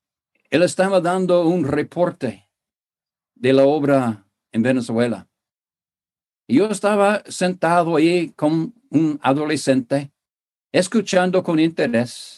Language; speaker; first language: Spanish; non-native, fluent; English